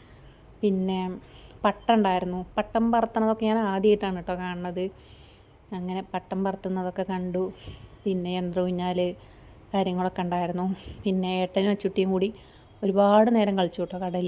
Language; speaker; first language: Malayalam; native; Malayalam